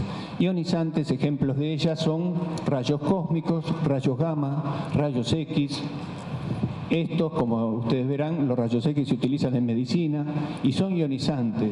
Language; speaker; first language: Spanish; native; Spanish